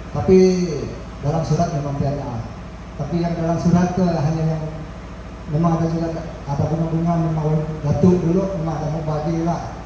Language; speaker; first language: Malay; non-native, local second language; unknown